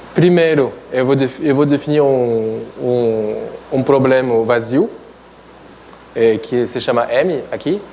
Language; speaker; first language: Portuguese; non-native, fluent; French